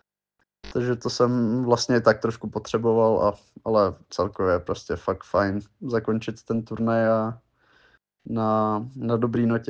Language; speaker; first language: Czech; native; Czech